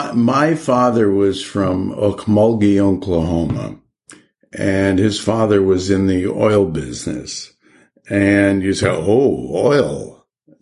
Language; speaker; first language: English; native; English